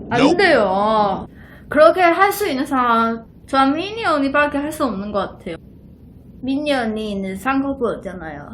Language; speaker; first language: Korean; non-native, learner; Chinese